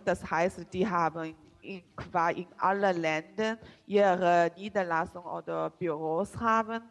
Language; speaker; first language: German; non-native, learner; Chinese